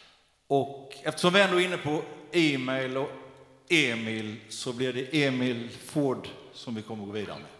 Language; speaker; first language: Swedish; native; Swedish